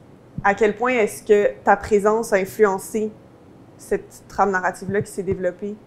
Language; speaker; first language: French; native; French